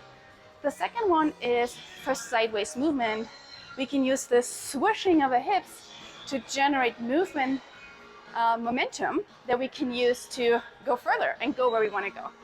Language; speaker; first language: English; native; English